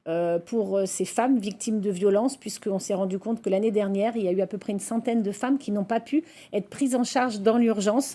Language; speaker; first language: French; native; French